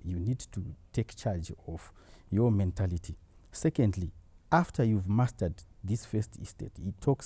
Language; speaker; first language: English; non-native, local second language; Shona